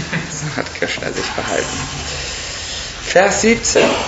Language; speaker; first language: German; native; German